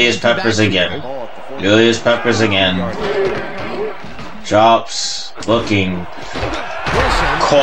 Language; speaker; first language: English; native; English